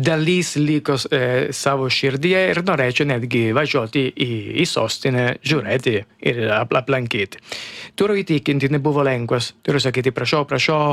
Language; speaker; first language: Lithuanian; non-native, learner; Italian